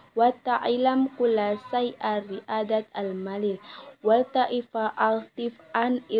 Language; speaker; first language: Arabic; non-native, learner; Indonesian